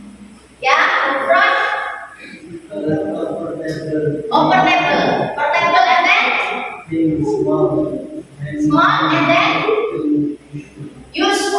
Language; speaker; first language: English; non-native, learner; Indonesian